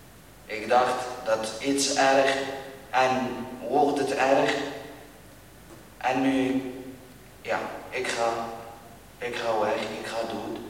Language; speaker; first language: Dutch; non-native, learner; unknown